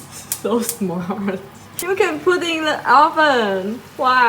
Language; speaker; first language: English; non-native, learner; Chinese